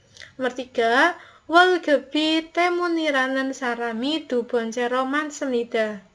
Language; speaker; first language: Korean; non-native, learner; Indonesian